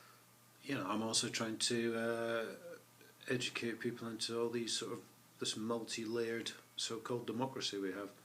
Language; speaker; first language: English; native; English